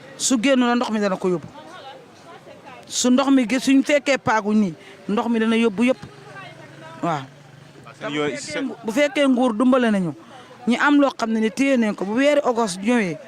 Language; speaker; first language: Wolof; native; Wolof